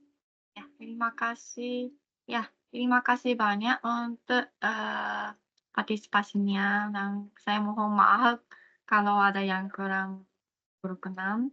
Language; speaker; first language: Indonesian; non-native, fluent; Japanese